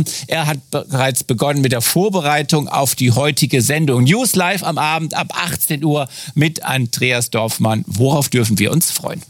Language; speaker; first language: German; native; German